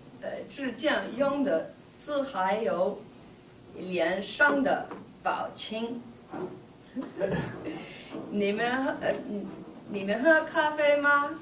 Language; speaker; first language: Chinese; non-native, learner; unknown